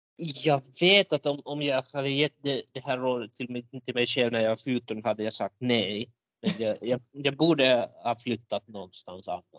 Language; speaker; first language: Swedish; non-native, local second language; Finnish